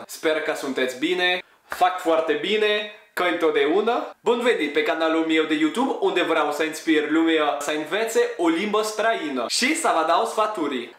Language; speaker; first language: Romanian; non-native, learner; French